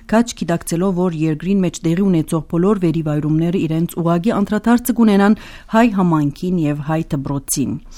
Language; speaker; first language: Armenian; early bilingual, heritage; Armenian